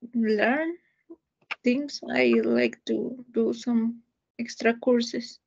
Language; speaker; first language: English; non-native, learner; Spanish